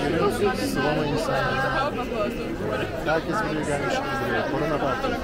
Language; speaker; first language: Turkish; native; Turkish